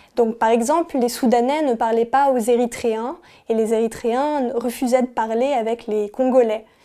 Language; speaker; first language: French; native; French